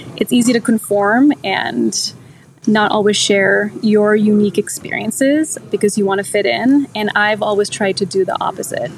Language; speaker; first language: English; native; English